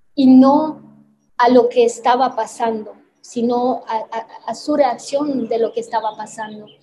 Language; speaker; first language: Spanish; non-native, fluent; Romanian